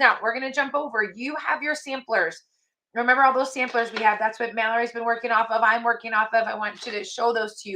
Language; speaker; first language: English; native; English